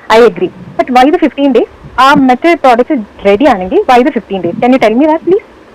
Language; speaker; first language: English; non-native, local second language; Malayalam